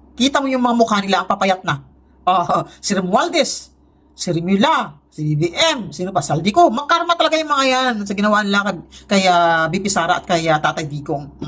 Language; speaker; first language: Filipino; non-native, local second language; Cebuano